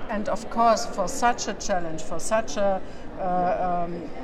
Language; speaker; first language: English; non-native, learner; German